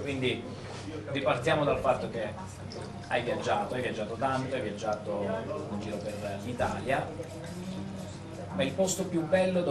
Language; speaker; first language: Italian; native; Italian